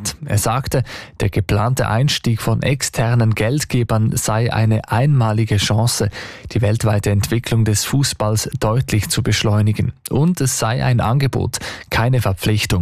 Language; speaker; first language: German; native; German